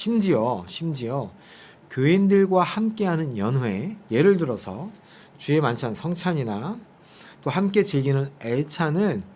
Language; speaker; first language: Korean; native; Korean